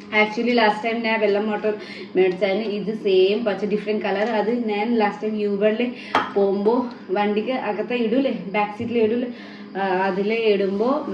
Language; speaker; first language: Malayalam; non-native, learner; Nepali